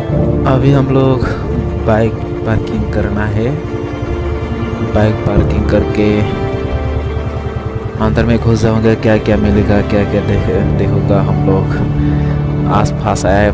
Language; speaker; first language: Hindi; non-native, local second language; Bodo